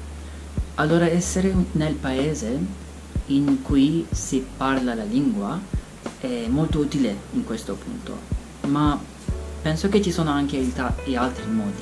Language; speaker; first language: Italian; non-native, learner; Turkish